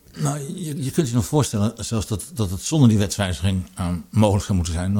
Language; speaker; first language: Dutch; native; Dutch